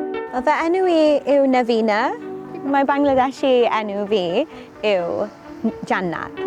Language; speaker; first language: Welsh; non-native, local second language; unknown